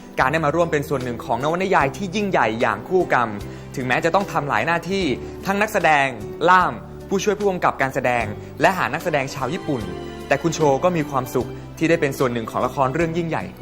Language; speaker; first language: Thai; native; Thai